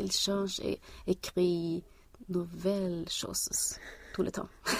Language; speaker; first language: French; non-native, learner; Swedish